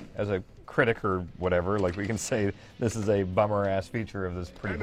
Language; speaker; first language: English; native; English